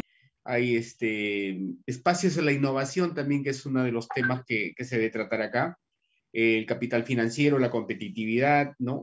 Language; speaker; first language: Spanish; native; Spanish